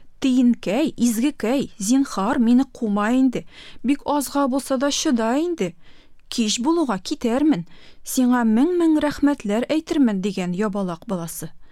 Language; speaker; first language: Tatar; native; Tatar